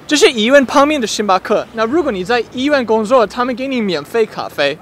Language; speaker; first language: Chinese; non-native, fluent; English